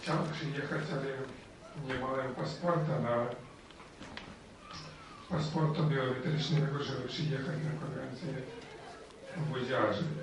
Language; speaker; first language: Polish; non-native, learner; Ukrainian